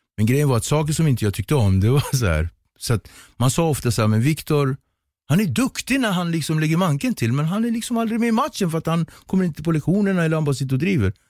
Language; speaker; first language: Swedish; early bilingual, other home language; Kabuverdianu